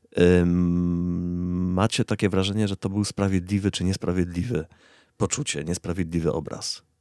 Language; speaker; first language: Polish; native; Polish